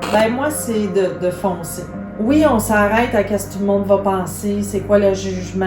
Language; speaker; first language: French; native; French